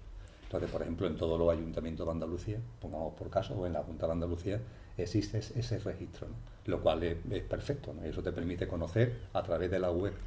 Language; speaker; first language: Spanish; native; Spanish